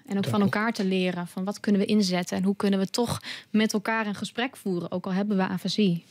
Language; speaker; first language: Dutch; native; Dutch